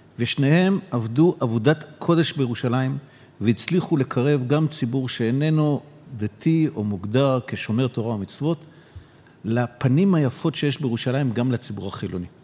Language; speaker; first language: Hebrew; native; Hebrew